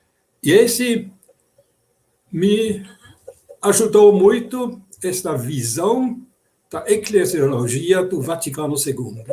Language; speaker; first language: Portuguese; non-native, fluent; German